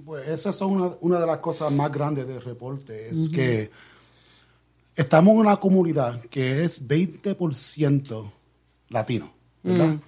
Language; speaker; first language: Spanish; early bilingual, heritage; Spanish